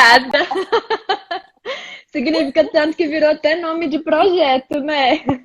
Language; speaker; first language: Portuguese; native; Portuguese